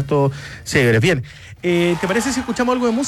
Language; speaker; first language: Spanish; native; Spanish